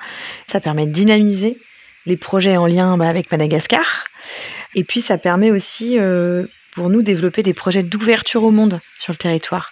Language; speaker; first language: French; native; French